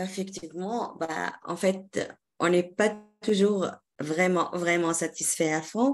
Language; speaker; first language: French; non-native, local second language; Arabic